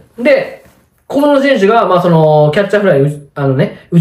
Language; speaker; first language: Japanese; native; Japanese